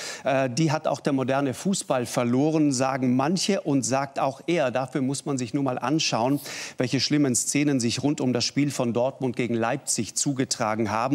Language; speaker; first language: German; native; German